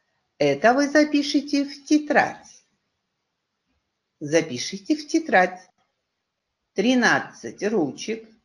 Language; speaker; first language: Russian; non-native, local second language; Kyrgyz